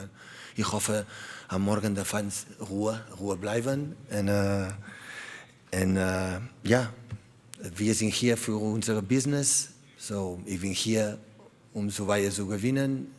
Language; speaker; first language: German; non-native, learner; Catalan